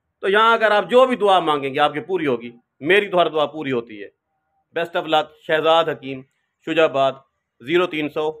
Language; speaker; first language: Urdu; non-native, local second language; Saraiki